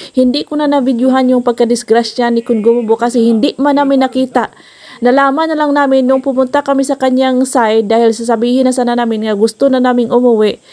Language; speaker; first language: Filipino; non-native, local second language; Cebuano